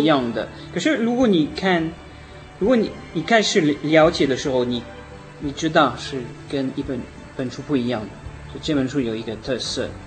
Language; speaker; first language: Chinese; non-native, learner; French